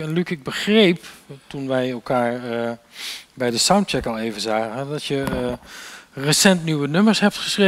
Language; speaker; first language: Dutch; native; Dutch